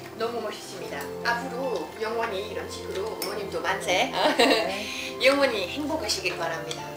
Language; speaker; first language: Korean; non-native, fluent; French